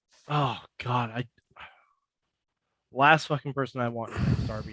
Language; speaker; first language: English; native; English